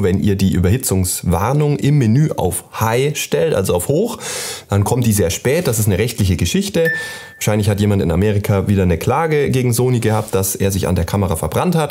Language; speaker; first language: German; native; German